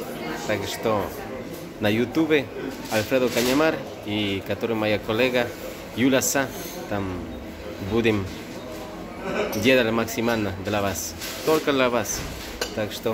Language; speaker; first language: Russian; non-native, learner; Spanish